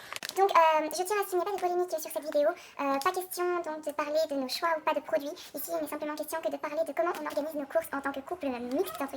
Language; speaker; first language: French; native; French